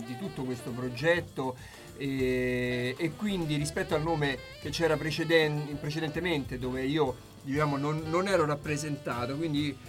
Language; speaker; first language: Italian; native; Italian